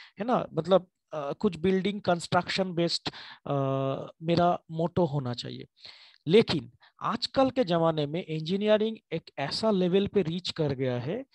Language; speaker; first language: Hindi; non-native, local second language; Bangla